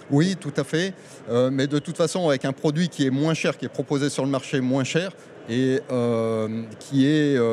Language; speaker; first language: French; native; French